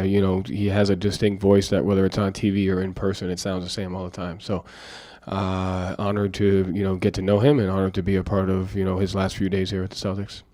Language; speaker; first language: English; native; English